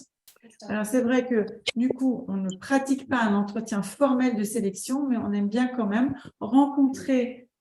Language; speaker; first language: French; native; French